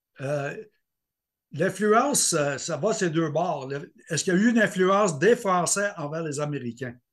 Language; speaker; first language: French; native; French